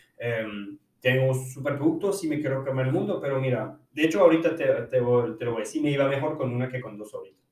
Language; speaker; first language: Spanish; non-native, fluent; French